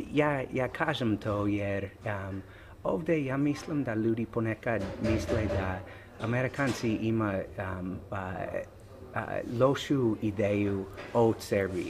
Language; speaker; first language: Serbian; non-native, learner; English